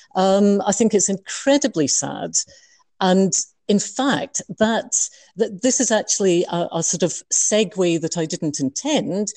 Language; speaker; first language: English; native; English